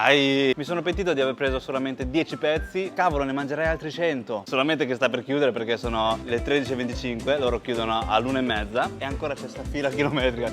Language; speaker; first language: Italian; early bilingual, other home language; Chinese